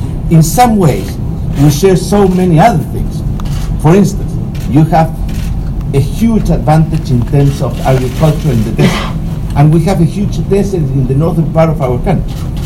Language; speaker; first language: English; non-native, fluent; Spanish